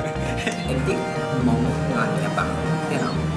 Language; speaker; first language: Vietnamese; non-native, learner; Japanese